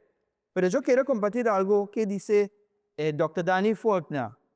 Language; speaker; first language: Spanish; non-native, learner; English